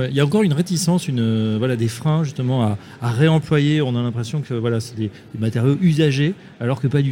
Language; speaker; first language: French; native; French